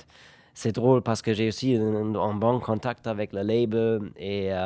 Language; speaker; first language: French; non-native, fluent; German